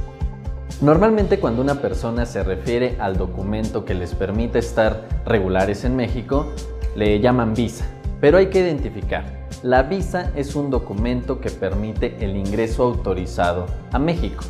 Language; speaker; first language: Spanish; native; Spanish